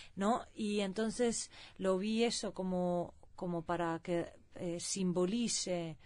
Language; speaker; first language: Spanish; early bilingual, heritage; Swedish